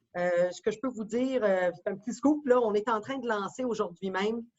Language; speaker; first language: French; native; French